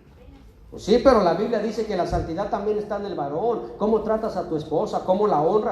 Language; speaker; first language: Spanish; native; Spanish